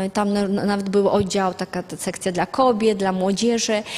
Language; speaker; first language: Polish; non-native, fluent; Azerbaijani